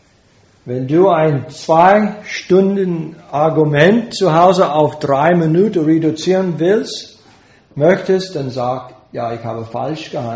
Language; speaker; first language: German; non-native, fluent; English